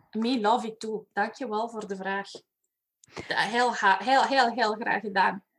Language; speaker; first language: Dutch; non-native, fluent; Romanian